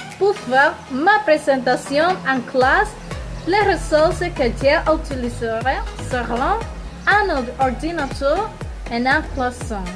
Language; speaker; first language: French; non-native, learner; Spanish